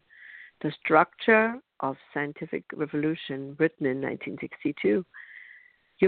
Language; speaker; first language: English; non-native, fluent; German